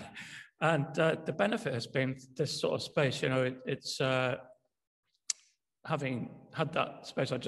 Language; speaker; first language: English; native; English